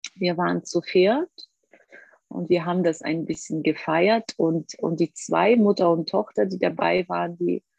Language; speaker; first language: German; non-native, fluent; Georgian